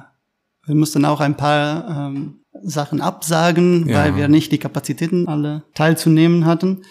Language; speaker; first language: German; non-native, fluent; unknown